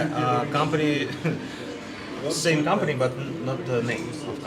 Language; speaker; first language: English; non-native, learner; Russian